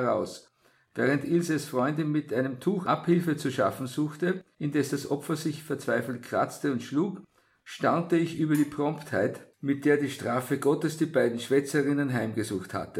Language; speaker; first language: German; native; German